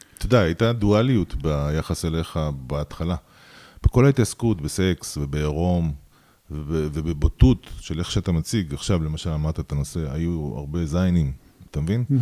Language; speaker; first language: Hebrew; early bilingual, other home language; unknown